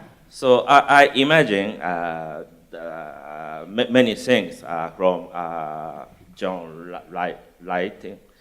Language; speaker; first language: English; non-native, learner; Japanese